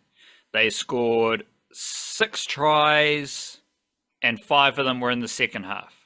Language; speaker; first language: English; native; English